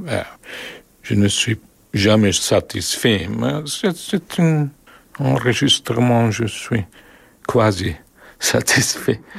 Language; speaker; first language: French; non-native, learner; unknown